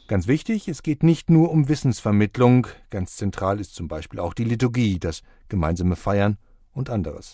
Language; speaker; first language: German; native; German